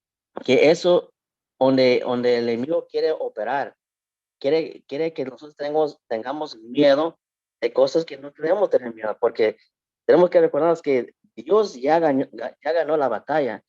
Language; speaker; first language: Spanish; early bilingual, heritage; Spanish